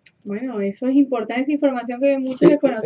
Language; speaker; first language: Spanish; native; Spanish